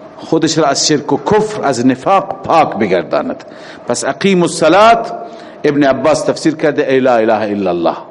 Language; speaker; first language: Persian; native; Persian